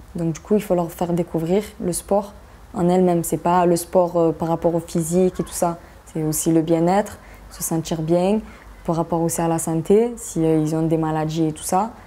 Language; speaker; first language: French; native; French